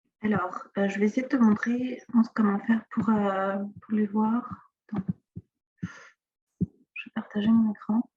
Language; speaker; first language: French; native; French